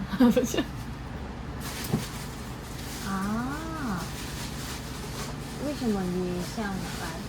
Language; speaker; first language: Chinese; non-native, learner; Korean